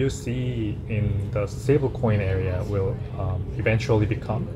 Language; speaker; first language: English; non-native, fluent; Korean